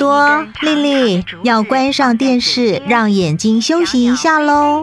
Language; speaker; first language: Chinese; native; Chinese